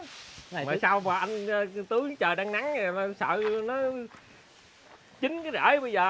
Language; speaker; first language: Vietnamese; native; Vietnamese